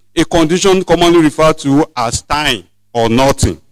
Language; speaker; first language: English; non-native, local second language; Yoruba